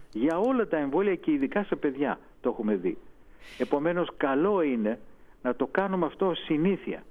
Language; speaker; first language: Greek; native; Greek